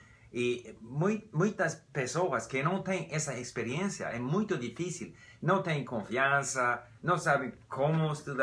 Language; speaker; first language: Portuguese; non-native, learner; English